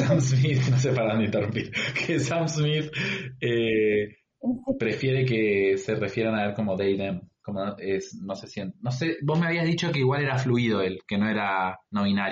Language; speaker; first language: Spanish; native; Spanish